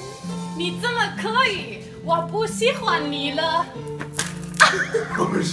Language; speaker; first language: Chinese; non-native, learner; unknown